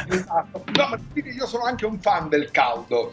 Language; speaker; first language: Italian; native; Italian